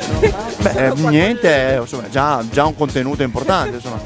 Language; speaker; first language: Italian; native; Italian